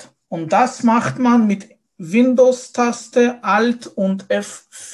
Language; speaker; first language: German; non-native, fluent; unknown